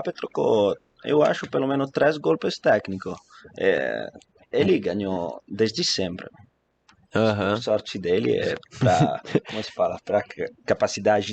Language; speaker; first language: Portuguese; non-native, fluent; Italian